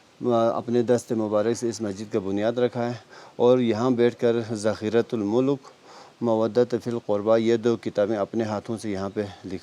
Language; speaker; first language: Hindi; non-native, local second language; Balti